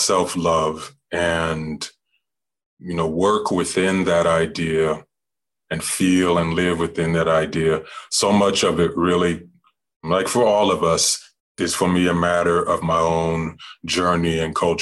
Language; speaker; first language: English; native; English